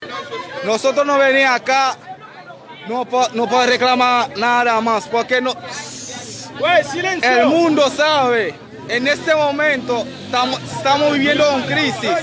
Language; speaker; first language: Spanish; non-native, learner; Haitian Creole